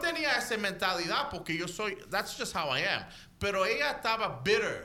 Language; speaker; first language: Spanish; early bilingual, heritage; Spanish